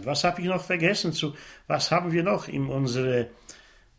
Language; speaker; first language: German; non-native, local second language; Polish